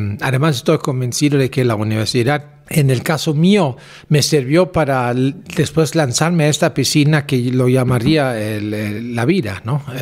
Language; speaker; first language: Spanish; non-native, fluent; German